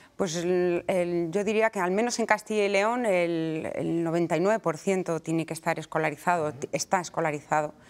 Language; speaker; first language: Spanish; native; Spanish